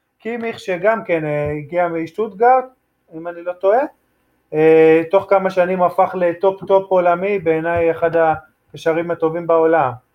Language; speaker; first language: Hebrew; native; Hebrew